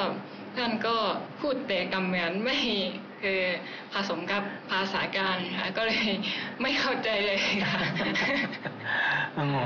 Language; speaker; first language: Thai; non-native, learner; Japanese